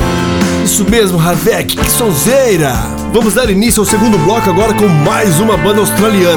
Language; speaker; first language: Portuguese; native; Portuguese